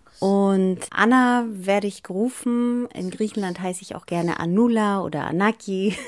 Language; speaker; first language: German; early bilingual, other home language; Greek